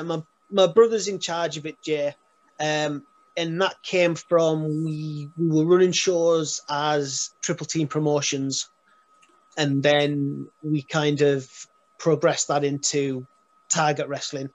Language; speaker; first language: English; native; English